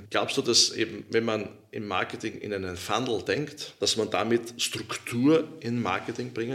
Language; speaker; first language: German; native; German